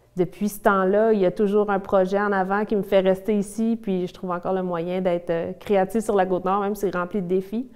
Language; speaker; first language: French; native; French